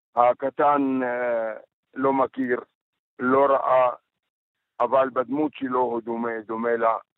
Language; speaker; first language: Hebrew; non-native, local second language; Arabic